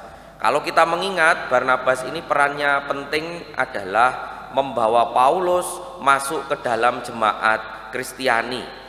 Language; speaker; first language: Indonesian; non-native, local second language; Javanese